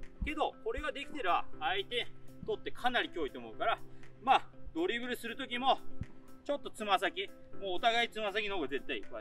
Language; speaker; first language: Japanese; native; Japanese